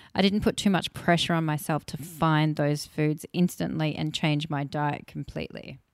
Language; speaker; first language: English; early bilingual, other home language; Hindi